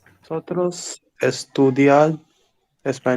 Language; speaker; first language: Spanish; non-native, learner; Hindi